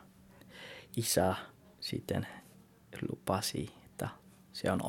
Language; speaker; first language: Finnish; non-native, learner; Tswana